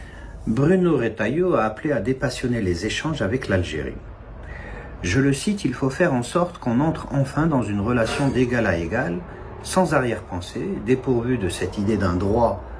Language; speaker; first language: French; non-native, local second language; Kabyle